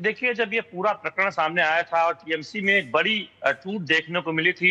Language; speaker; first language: Hindi; native; Hindi